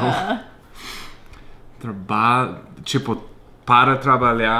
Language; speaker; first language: Portuguese; non-native, fluent; English